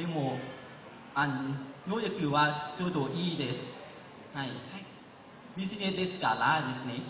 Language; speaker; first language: Japanese; non-native, learner; Lao